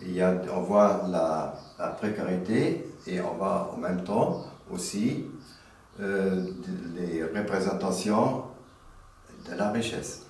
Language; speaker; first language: French; non-native, fluent; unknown